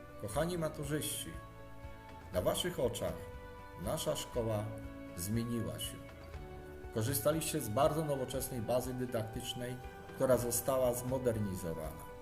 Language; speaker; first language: Polish; native; Polish